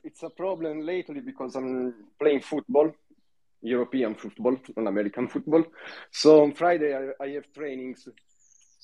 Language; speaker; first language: English; non-native, fluent; Italian